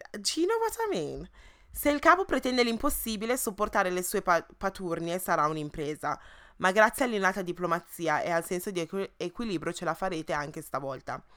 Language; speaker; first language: Italian; early bilingual, other home language; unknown